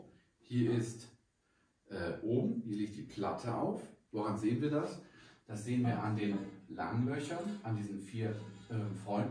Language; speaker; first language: German; native; German